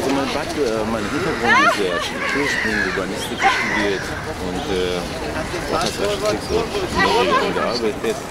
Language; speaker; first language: German; non-native, fluent; Persian